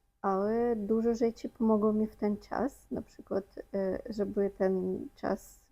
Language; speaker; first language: Polish; non-native, fluent; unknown